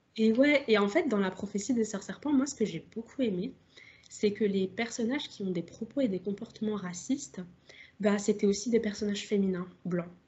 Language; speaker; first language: French; native; French